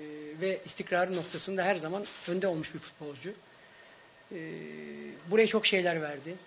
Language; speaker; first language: Turkish; native; Turkish